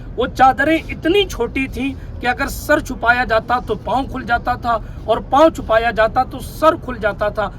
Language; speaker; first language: Urdu; native; Urdu